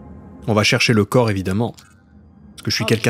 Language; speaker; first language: French; native; French